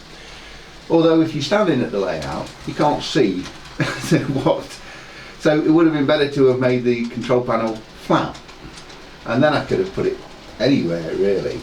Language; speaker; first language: English; native; English